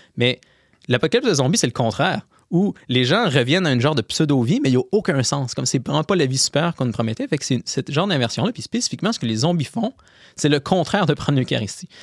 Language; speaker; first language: French; native; French